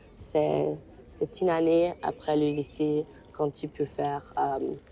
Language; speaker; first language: French; non-native, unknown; German